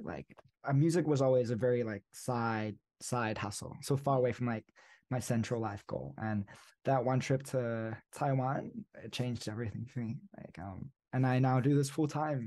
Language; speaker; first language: English; native; English